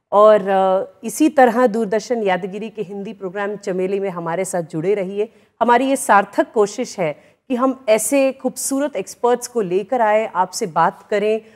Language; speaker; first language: Hindi; native; Hindi